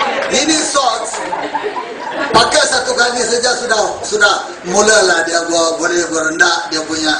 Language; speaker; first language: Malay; non-native, local second language; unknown